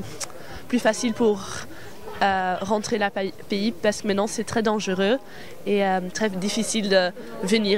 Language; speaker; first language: French; non-native, local second language; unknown